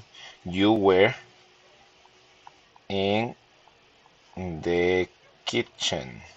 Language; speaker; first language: English; non-native, fluent; Spanish